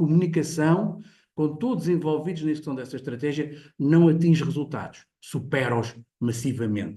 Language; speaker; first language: Portuguese; native; Portuguese